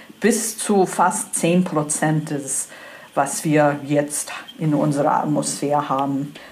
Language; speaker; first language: German; non-native, fluent; English